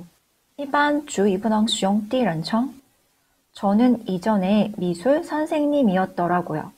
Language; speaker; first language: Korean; non-native, fluent; Chinese